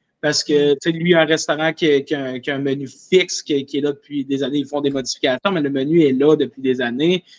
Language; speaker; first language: French; native; French